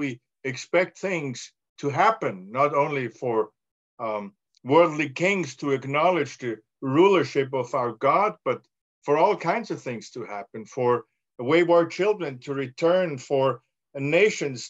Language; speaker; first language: English; non-native, fluent; German